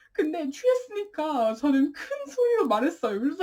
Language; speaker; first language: Korean; non-native, learner; English